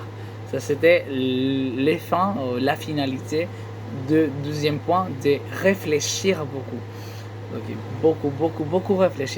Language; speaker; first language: French; non-native, learner; Spanish